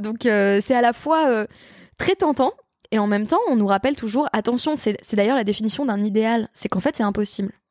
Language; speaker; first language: French; native; French